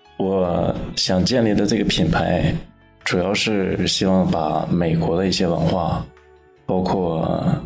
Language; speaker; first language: Chinese; native; Chinese